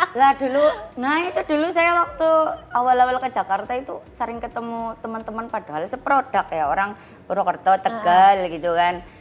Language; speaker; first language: Indonesian; non-native, local second language; Javanese